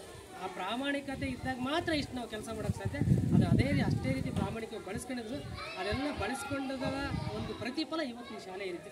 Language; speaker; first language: Kannada; native; Kannada